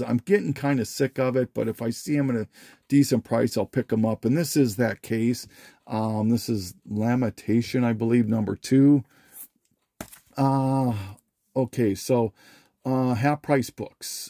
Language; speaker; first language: English; native; English